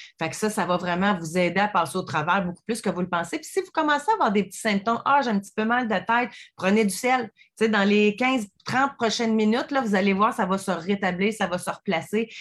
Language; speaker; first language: French; native; French